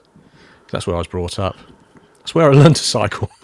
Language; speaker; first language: English; native; English